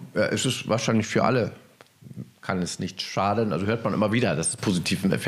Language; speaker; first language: German; native; German